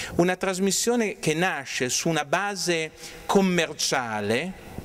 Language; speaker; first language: Italian; native; Italian